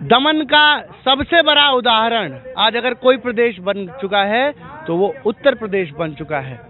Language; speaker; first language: Hindi; native; Hindi